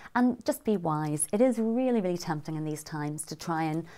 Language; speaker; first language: English; native; English